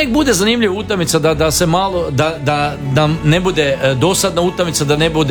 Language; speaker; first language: Serbian; native; Serbian